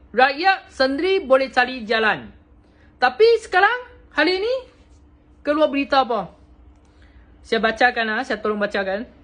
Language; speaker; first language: Malay; non-native, local second language; Chinese